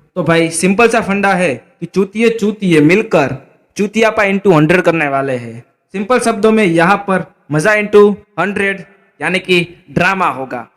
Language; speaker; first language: Hindi; native; Hindi